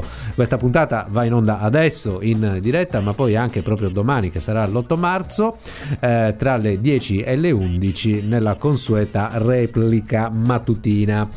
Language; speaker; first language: Italian; native; Italian